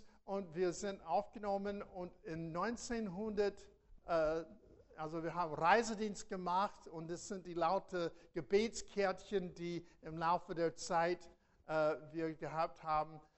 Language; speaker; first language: German; non-native, fluent; English